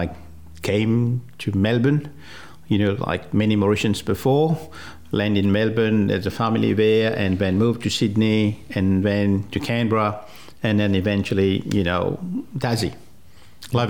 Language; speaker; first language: English; non-native, fluent; French